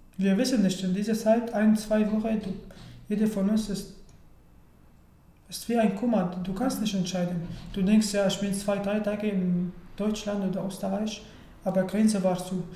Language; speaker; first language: German; non-native, learner; Arabic